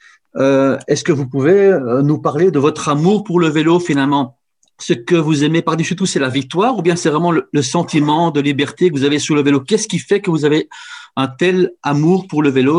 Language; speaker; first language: French; native; French